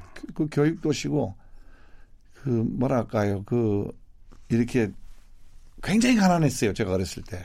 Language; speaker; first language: Korean; non-native, local second language; English